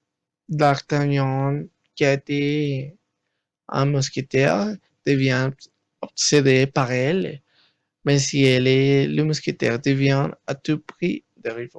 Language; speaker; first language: French; non-native, learner; Spanish